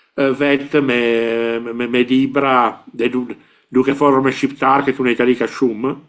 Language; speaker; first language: Albanian; non-native, learner; Italian